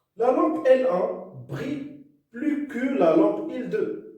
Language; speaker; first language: French; non-native, local second language; Arabic